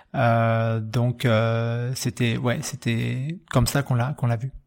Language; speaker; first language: French; native; French